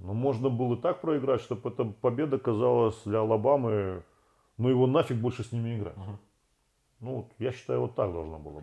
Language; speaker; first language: Russian; native; Russian